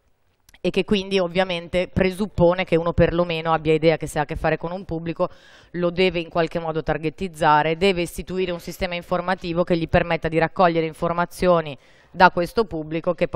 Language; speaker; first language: Italian; native; Italian